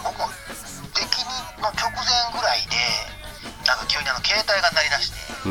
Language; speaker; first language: Japanese; native; Japanese